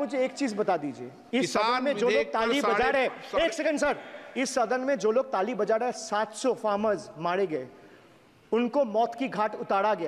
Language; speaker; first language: Hindi; non-native, local second language; Bangla